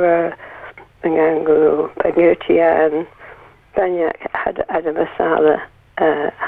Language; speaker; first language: Indonesian; non-native, learner; English